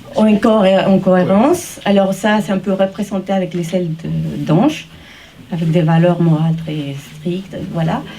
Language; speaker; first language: French; early bilingual, heritage; French